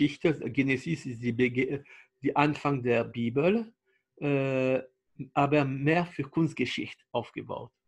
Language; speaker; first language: German; non-native, fluent; French